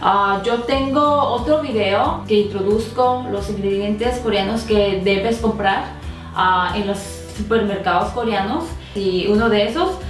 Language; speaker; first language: Spanish; non-native, fluent; Korean